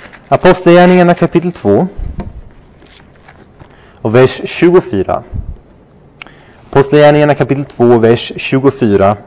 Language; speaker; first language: Swedish; non-native, fluent; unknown